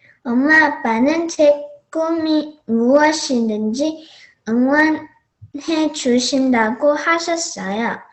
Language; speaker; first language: Korean; early bilingual, heritage; Korean